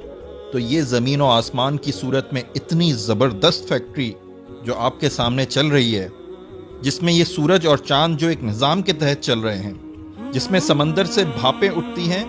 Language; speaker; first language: Urdu; native; Urdu